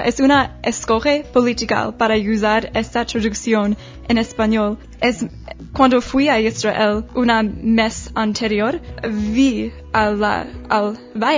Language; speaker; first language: Spanish; non-native, learner; English